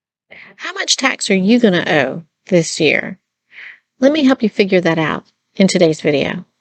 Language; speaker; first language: English; native; English